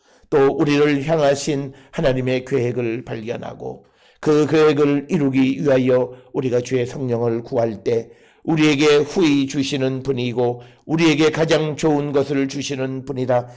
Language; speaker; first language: Korean; native; Korean